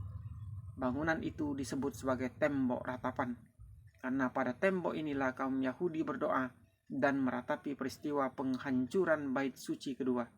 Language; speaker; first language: Indonesian; native; Indonesian